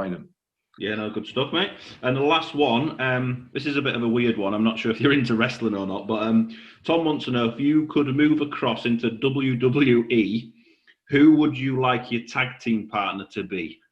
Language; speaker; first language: English; native; English